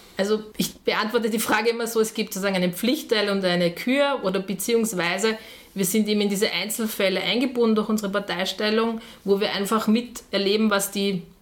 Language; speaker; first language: German; native; German